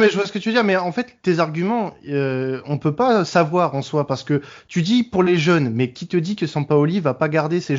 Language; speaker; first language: French; native; French